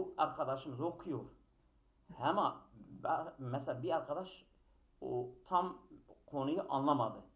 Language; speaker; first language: Turkish; native; Turkish